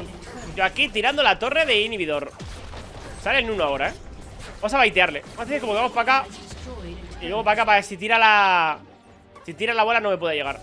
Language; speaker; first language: Spanish; native; Spanish